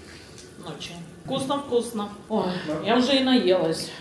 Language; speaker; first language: Russian; native; Russian